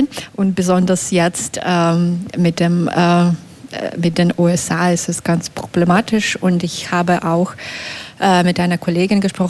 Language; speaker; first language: German; non-native, fluent; Belarusian